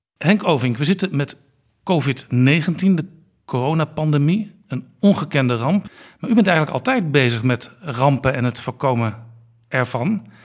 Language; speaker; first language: Dutch; native; Dutch